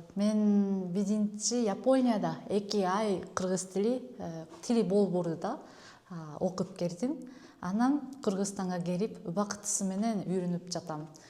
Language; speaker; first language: Kyrgyz; non-native, fluent; Japanese